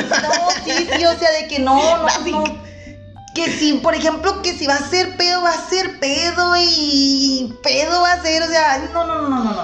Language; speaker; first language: Spanish; native; Spanish